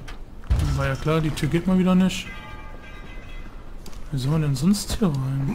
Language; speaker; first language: German; native; German